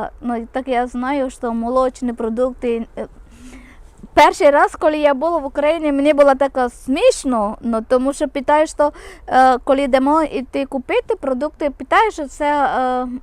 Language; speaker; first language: Ukrainian; non-native, local second language; Malayalam